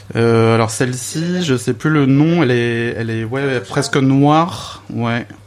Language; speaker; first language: French; native; French